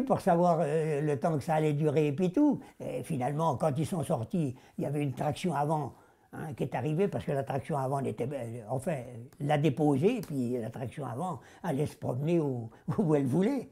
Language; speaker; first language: French; native; French